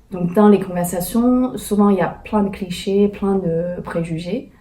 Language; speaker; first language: French; non-native, fluent; Chinese